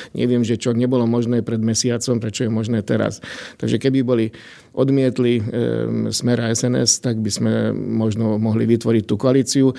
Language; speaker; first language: Slovak; non-native, local second language; Hungarian